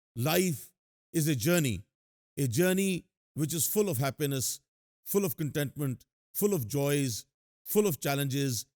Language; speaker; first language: English; non-native, local second language; Urdu